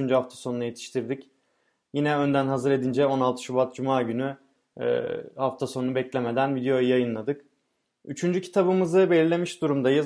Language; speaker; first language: Turkish; native; Turkish